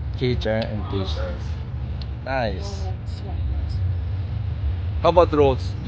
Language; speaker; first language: English; non-native, learner; Japanese